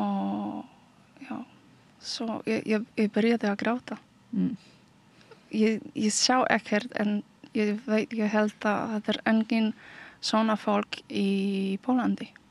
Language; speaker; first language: Icelandic; non-native, learner; Polish